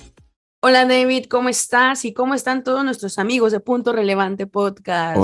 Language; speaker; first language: Spanish; native; Spanish